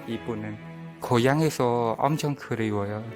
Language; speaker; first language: Korean; non-native, learner; Khmer